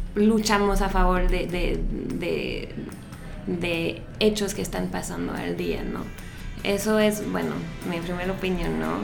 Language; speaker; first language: Spanish; non-native, fluent; French